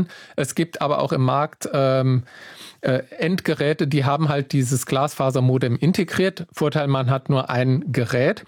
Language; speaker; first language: German; native; German